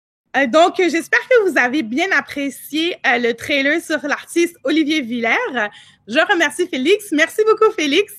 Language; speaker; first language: French; native; French